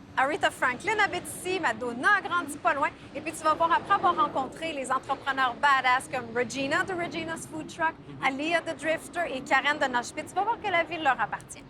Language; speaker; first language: French; native; French